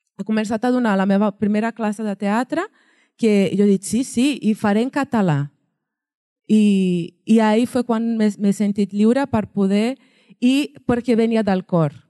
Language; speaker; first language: Catalan; non-native, fluent; Portuguese